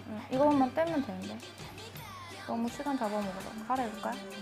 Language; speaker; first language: Korean; native; Korean